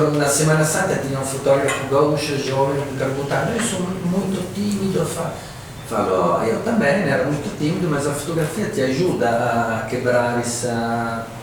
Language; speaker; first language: Portuguese; non-native, fluent; Italian